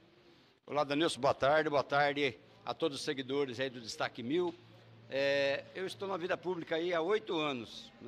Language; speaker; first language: Portuguese; native; Portuguese